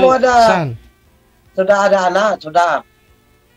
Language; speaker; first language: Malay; non-native, learner; Filipino